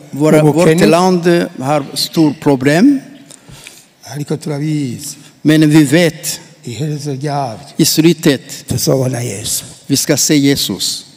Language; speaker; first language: Swedish; non-native, fluent; Rundi